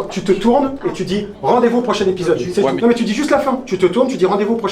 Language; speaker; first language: French; native; French